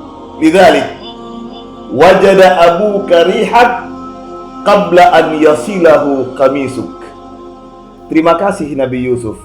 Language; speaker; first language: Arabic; non-native, fluent; Indonesian